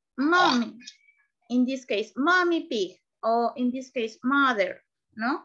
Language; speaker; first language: English; non-native, learner; Spanish